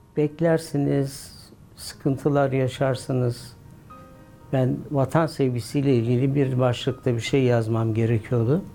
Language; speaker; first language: Turkish; native; Turkish